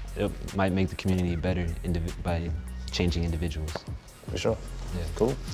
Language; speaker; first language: English; native; English